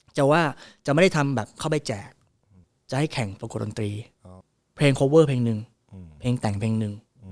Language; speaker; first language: Thai; native; Thai